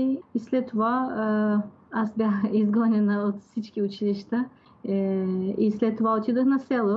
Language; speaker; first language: Bulgarian; non-native, local second language; Turkish